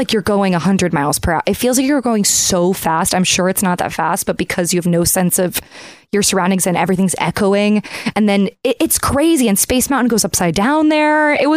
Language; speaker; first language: English; native; English